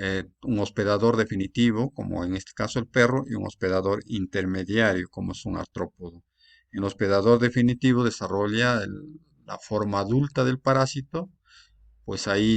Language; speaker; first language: Spanish; native; Spanish